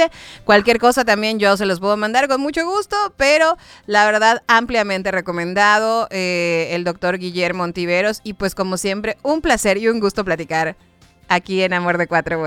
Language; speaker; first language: Spanish; native; Spanish